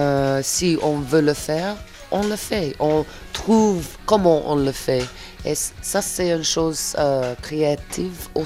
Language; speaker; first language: French; non-native, fluent; English